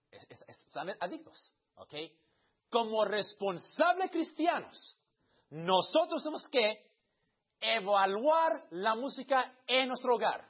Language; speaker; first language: Spanish; early bilingual, heritage; Spanish